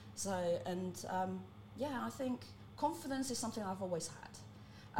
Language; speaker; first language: English; early bilingual, other home language; Cantonese